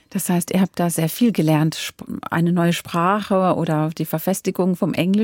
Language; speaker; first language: German; native; German